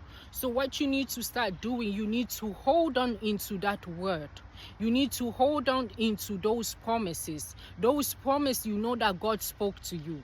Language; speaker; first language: English; non-native, fluent; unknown